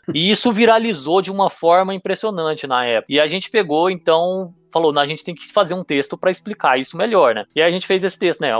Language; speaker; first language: Portuguese; native; Portuguese